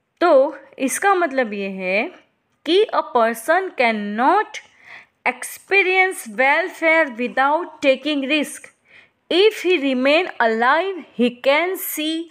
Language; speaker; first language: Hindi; non-native, local second language; Gujarati